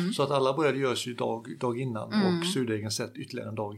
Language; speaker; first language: Swedish; native; Swedish